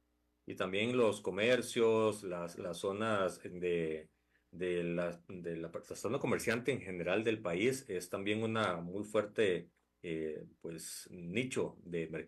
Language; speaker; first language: Spanish; native; Spanish